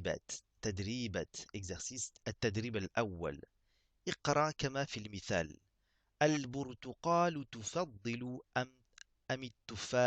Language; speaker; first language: Arabic; non-native, fluent; French